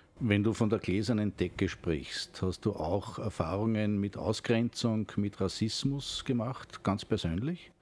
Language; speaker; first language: German; native; German